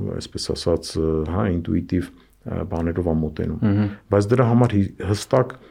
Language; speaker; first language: Armenian; native; Armenian